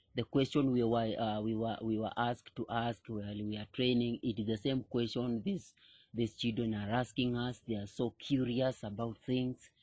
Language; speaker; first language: English; non-native, local second language; Kikuyu